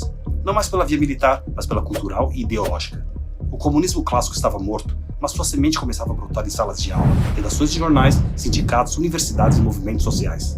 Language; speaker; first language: Portuguese; native; Portuguese